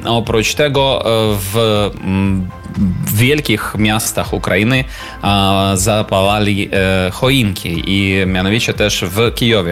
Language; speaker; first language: Polish; non-native, learner; Ukrainian